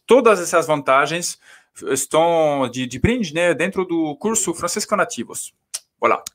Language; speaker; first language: Portuguese; non-native, fluent; French